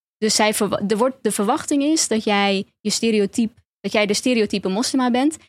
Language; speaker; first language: Dutch; early bilingual, other home language; Turkish